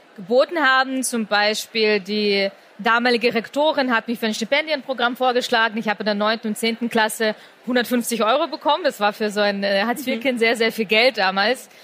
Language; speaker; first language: German; native; German